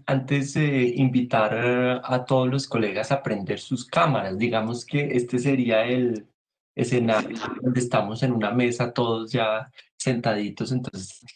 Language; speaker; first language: Spanish; native; Spanish